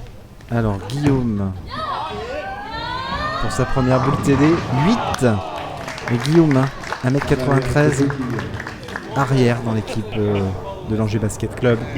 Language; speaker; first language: French; native; French